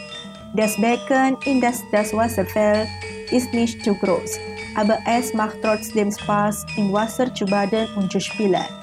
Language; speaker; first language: German; non-native, fluent; Indonesian